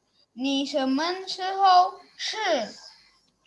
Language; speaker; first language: Chinese; non-native, learner; Indonesian